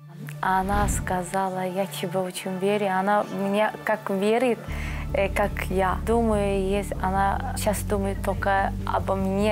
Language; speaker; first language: Russian; non-native, learner; Azerbaijani